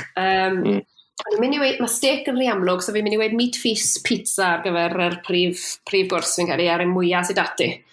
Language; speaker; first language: Welsh; native; Welsh